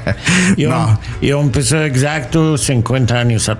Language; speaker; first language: Spanish; non-native, learner; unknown